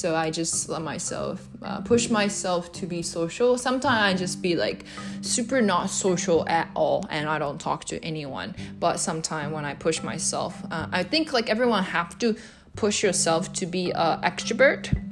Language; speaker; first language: English; non-native, fluent; Japanese